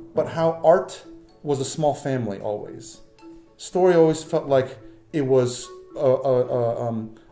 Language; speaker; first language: English; native; English